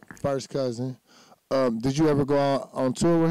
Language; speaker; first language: English; native; English